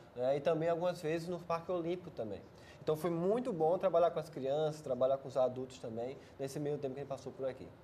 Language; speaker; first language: Portuguese; native; Portuguese